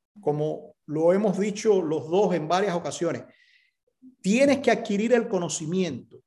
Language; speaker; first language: Spanish; native; Spanish